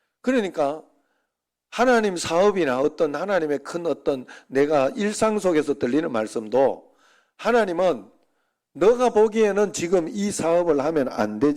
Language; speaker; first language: Korean; native; Korean